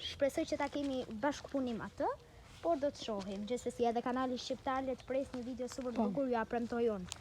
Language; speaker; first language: Albanian; early bilingual, heritage; Albanian